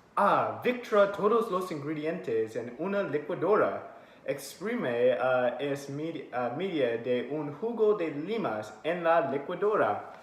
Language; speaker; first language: Spanish; non-native, learner; English